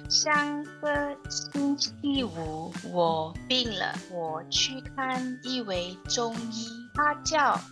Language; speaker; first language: Chinese; non-native, learner; English